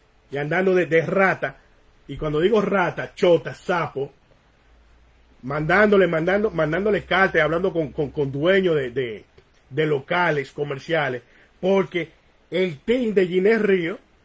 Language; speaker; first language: Spanish; early bilingual, heritage; Spanish